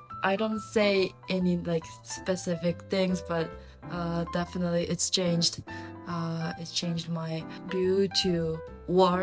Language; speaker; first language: English; non-native, learner; Japanese